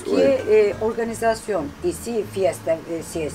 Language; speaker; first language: French; non-native, learner; Turkish